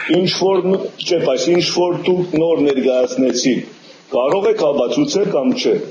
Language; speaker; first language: Armenian; early bilingual, heritage; Armenian